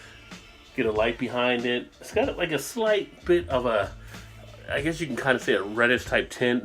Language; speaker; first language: English; native; English